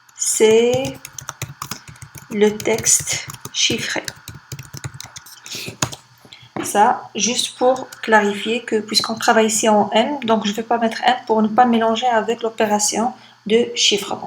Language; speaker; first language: French; non-native, local second language; Arabic